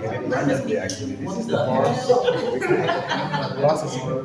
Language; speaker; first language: English; non-native, fluent; Indonesian